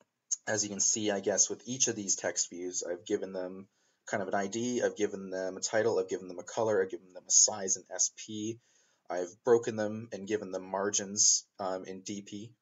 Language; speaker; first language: English; native; English